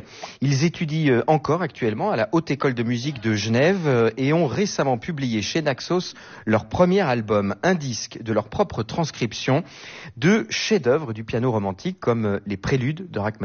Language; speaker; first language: French; native; French